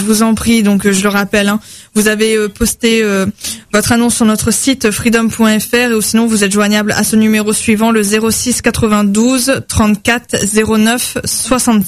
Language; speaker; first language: French; native; French